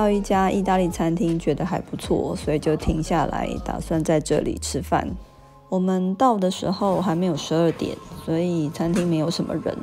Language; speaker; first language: Chinese; native; Chinese